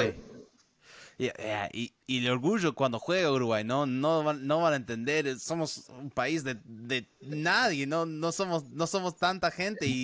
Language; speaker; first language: Spanish; early bilingual, heritage; Spanish